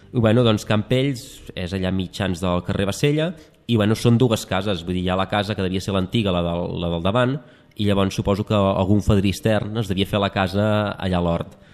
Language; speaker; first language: Catalan; native; Catalan